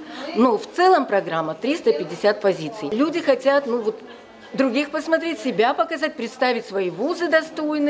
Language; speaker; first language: Russian; native; Russian